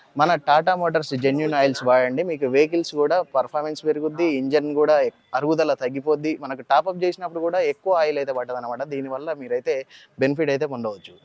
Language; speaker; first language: Telugu; native; Telugu